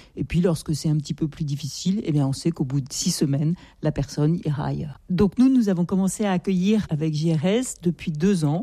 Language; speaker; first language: French; native; French